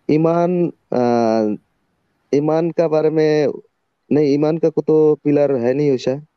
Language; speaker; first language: Hindi; non-native, local second language; Bangla